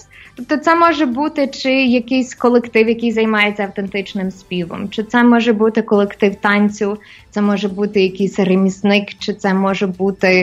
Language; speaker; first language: Ukrainian; native; Ukrainian